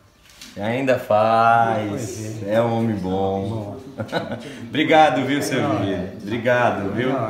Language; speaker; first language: Portuguese; native; Portuguese